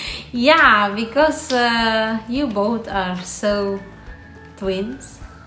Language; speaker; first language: English; non-native, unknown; Indonesian